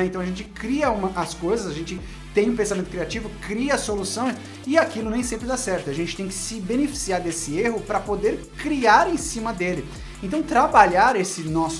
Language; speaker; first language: Portuguese; native; Portuguese